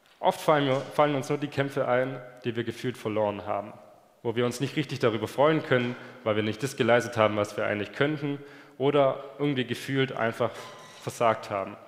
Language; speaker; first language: German; native; German